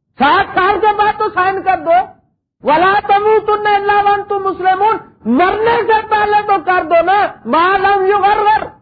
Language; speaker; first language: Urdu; non-native, local second language; Punjabi